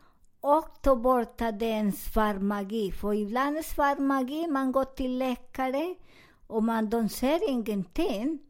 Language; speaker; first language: Swedish; non-native, learner; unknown